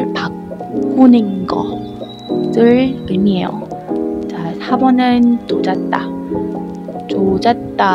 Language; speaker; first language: Korean; non-native, learner; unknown